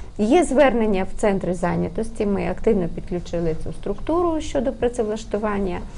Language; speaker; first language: Ukrainian; native; Ukrainian